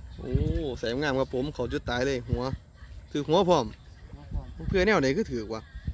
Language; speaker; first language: Thai; native; Thai